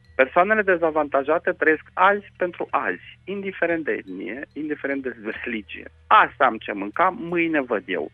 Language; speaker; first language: Romanian; non-native, local second language; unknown